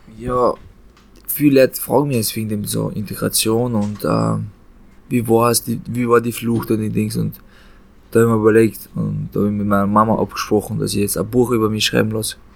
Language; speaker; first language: German; early bilingual, other home language; Chechen